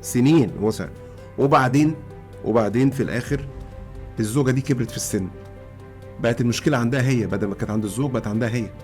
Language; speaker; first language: Arabic; native; Arabic